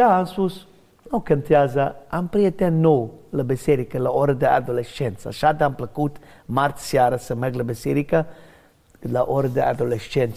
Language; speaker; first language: Romanian; non-native, learner; English